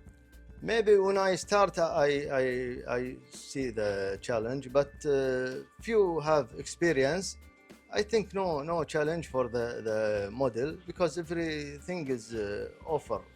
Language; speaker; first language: English; non-native, local second language; Arabic